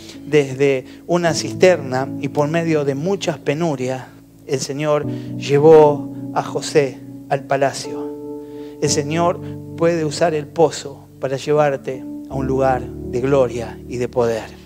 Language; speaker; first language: Spanish; native; Spanish